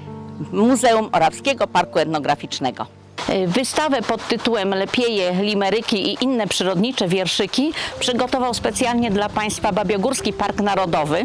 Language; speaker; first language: Polish; native; Polish